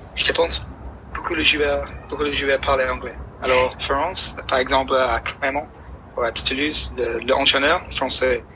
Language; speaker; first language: French; non-native, learner; English